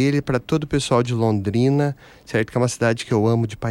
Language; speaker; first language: Portuguese; native; Portuguese